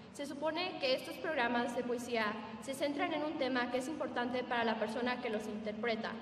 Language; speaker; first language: Spanish; early bilingual, heritage; Spanish